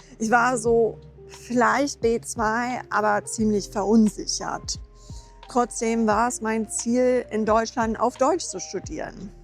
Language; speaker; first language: German; non-native, fluent; English